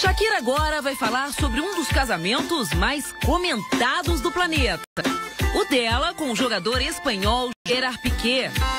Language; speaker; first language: Portuguese; native; Portuguese